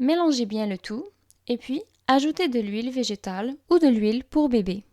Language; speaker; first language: French; native; French